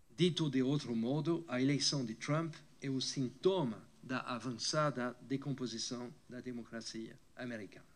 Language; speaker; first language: Portuguese; non-native, fluent; French